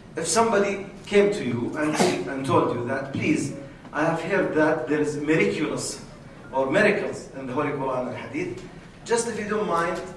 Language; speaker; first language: English; non-native, fluent; Arabic